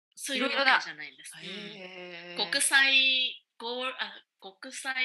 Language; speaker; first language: Japanese; non-native, fluent; Vietnamese